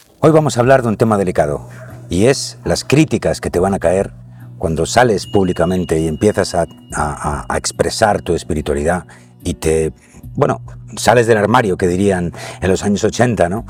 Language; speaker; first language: Spanish; native; Spanish